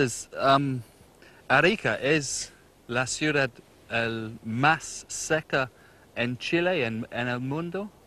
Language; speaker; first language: Spanish; non-native, learner; English